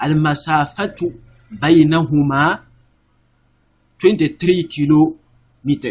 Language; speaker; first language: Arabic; non-native, fluent; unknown